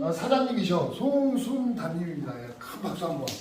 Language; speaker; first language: Korean; native; Korean